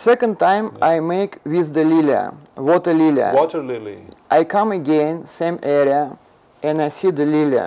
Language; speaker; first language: English; non-native, learner; Russian